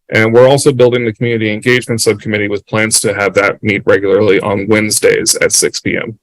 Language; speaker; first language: English; native; English